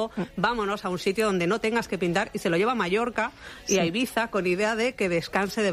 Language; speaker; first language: Spanish; native; Spanish